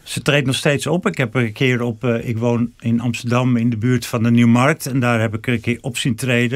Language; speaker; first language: Dutch; native; Dutch